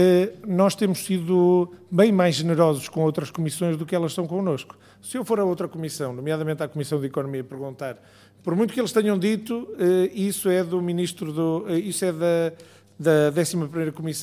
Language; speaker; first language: Portuguese; native; Portuguese